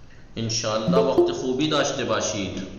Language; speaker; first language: Persian; non-native, fluent; Urdu